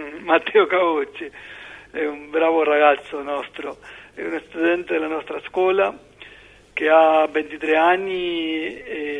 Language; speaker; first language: Italian; non-native, learner; Spanish